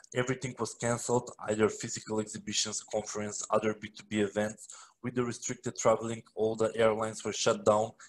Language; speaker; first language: English; non-native, fluent; Macedonian